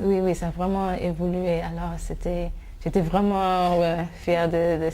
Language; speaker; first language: French; non-native, fluent; English